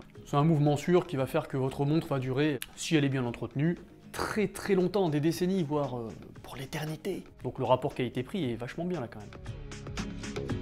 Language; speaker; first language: French; native; French